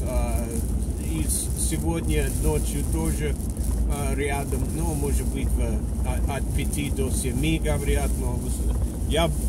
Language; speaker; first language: Russian; non-native, fluent; English